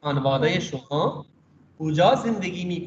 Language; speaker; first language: Persian; non-native, fluent; Urdu